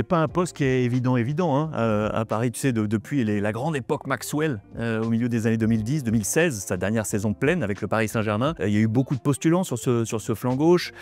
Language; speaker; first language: French; native; French